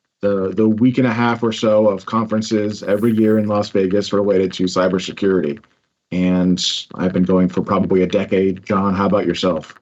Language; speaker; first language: English; native; English